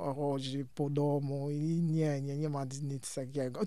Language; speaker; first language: Polish; non-native, fluent; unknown